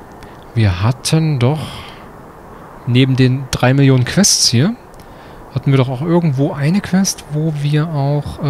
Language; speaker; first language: German; native; German